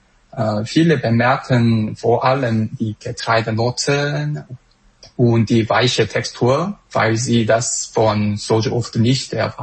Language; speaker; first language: German; non-native, fluent; Korean